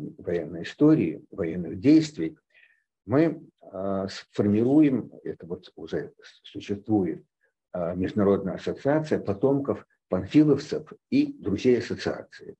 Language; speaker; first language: Russian; native; Russian